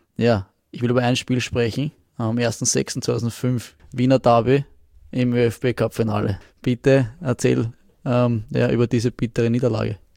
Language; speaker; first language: German; native; German